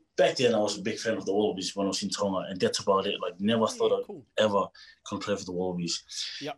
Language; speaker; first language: English; non-native, fluent; Tongan